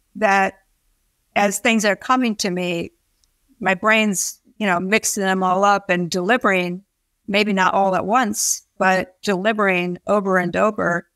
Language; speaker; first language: English; native; English